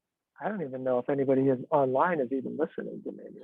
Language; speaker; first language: English; native; English